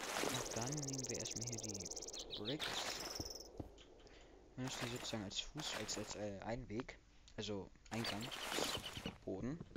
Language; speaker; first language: German; native; German